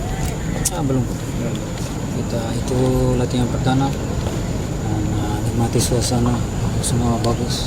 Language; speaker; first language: Indonesian; non-native, fluent; Dutch